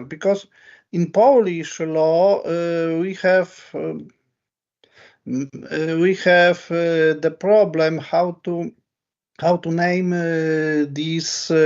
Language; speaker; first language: English; non-native, learner; Polish